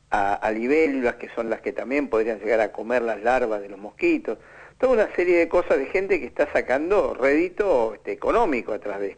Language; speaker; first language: Spanish; native; Spanish